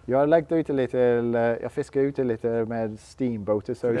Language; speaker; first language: Swedish; non-native, learner; English